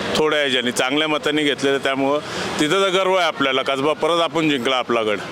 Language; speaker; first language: Marathi; non-native, local second language; Hindi